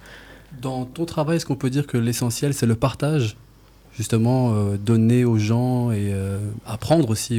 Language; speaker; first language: French; native; French